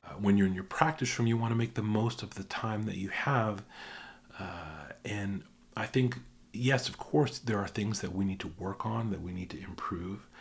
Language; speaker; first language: English; native; English